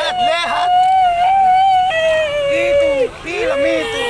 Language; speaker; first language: Malay; native; Malay